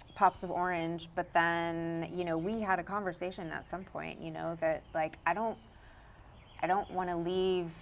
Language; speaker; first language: English; native; English